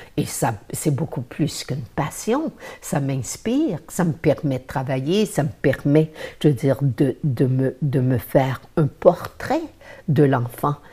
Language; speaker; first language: French; native; French